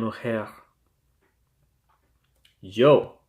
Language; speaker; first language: Spanish; non-native, learner; English